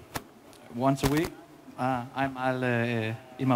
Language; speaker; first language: German; non-native, learner; Danish